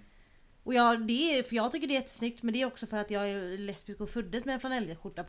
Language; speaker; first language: Swedish; native; Swedish